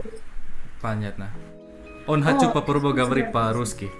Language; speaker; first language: Russian; non-native, learner; Indonesian